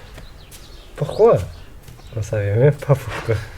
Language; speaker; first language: French; non-native, local second language; Arabic